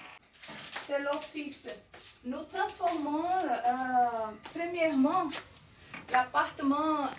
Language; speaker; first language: French; non-native, learner; Portuguese